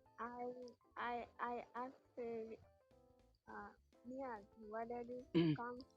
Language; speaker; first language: English; non-native, learner; Bangla